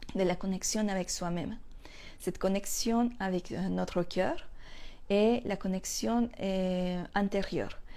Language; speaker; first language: French; non-native, fluent; Spanish